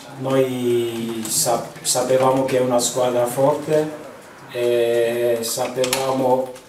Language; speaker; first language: Italian; non-native, fluent; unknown